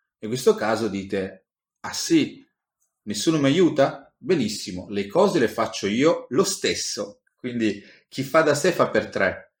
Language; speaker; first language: Italian; native; Italian